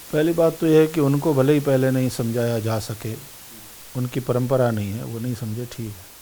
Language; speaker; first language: Hindi; non-native, local second language; Gujarati